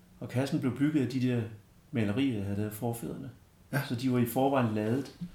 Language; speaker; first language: Danish; early bilingual, other home language; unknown